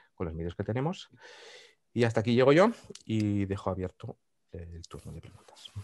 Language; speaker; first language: Spanish; native; Spanish